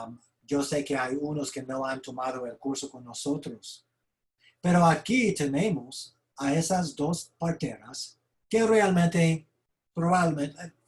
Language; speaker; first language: Spanish; non-native, fluent; English